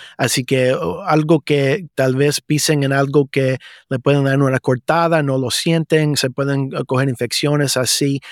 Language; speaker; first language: Spanish; early bilingual, heritage; Spanish